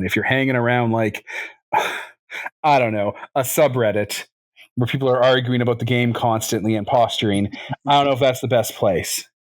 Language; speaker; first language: English; native; English